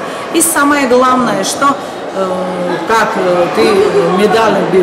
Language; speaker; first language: Russian; non-native, learner; Georgian